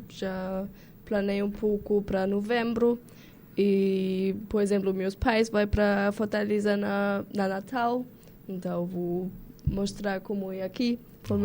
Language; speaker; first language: Portuguese; non-native, learner; German